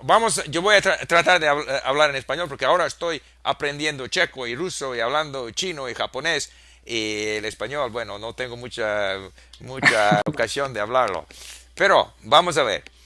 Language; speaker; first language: Spanish; non-native, fluent; English